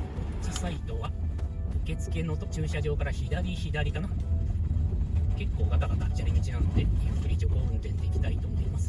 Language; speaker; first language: Japanese; native; Japanese